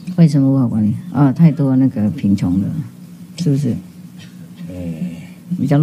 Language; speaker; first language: Chinese; non-native, fluent; Vietnamese